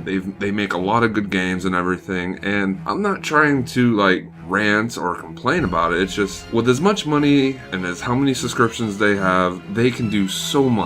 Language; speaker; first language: English; native; English